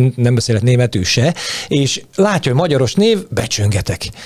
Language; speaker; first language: Hungarian; native; Hungarian